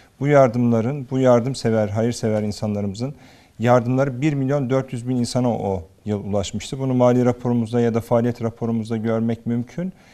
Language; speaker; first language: Turkish; early bilingual, heritage; Turkish